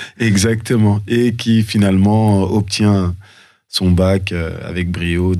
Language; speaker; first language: French; early bilingual, other home language; Soninke